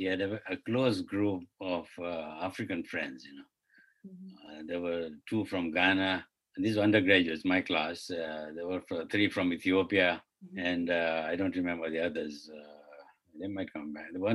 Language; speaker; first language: English; non-native, local second language; Kachhi